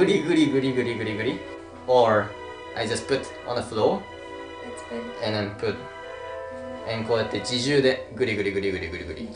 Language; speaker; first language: Japanese; native; Japanese